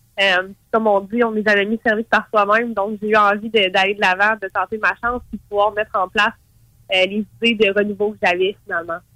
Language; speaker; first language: French; native; French